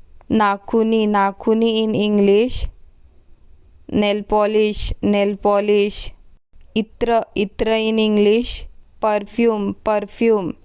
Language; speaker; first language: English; non-native, local second language; Hindi